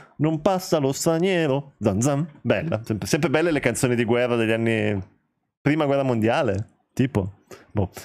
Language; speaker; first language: Italian; early bilingual, other home language; Albanian